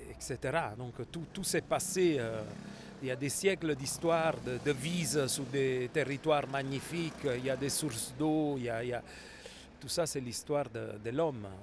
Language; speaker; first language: French; non-native, fluent; Italian